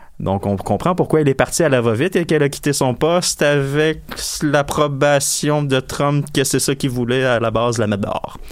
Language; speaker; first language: French; native; French